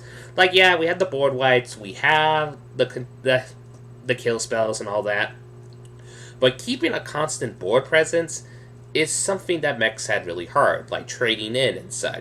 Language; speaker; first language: English; native; English